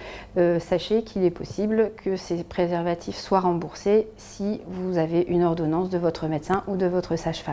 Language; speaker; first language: French; native; French